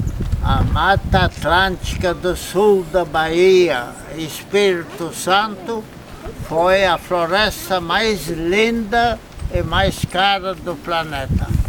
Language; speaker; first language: Portuguese; non-native, fluent; Polish